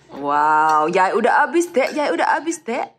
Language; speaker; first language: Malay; non-native, fluent; Thai